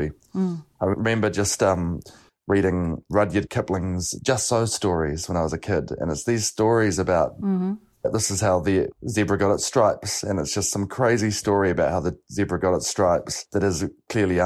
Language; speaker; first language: English; native; English